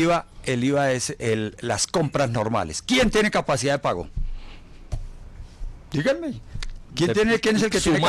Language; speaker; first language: Spanish; native; Spanish